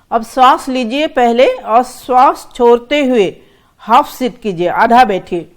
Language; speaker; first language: Hindi; non-native, local second language; Assamese